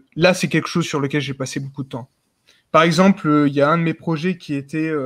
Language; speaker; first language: French; native; French